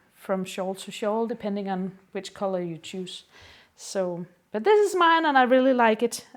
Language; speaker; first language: English; non-native, fluent; Danish